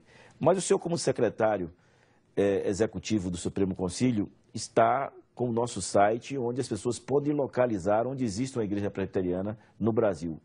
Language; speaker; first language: Portuguese; native; Portuguese